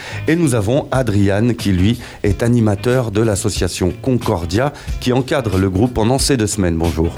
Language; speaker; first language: French; native; French